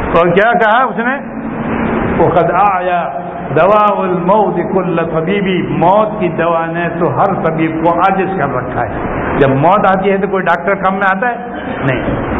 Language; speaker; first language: Urdu; non-native, local second language; Gujarati